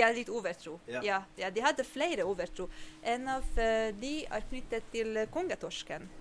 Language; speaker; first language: Norwegian; non-native, fluent; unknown